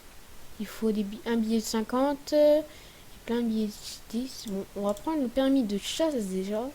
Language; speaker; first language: French; native; French